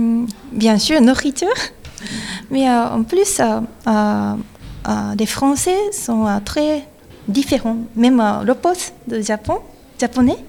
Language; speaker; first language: French; non-native, learner; Japanese